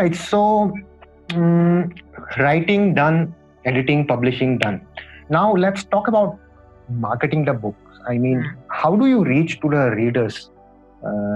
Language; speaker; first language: English; non-native, local second language; Assamese